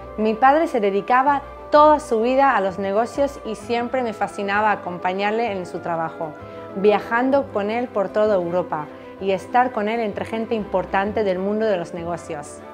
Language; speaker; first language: Spanish; non-native, fluent; Hebrew